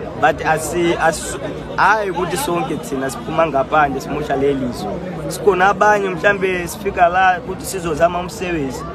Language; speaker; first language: Zulu; non-native, fluent; Nyanja